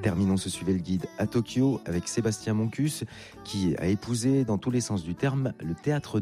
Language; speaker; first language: French; native; French